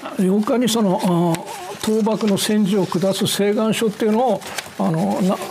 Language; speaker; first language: Japanese; native; Japanese